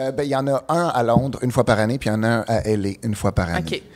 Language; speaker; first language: French; native; French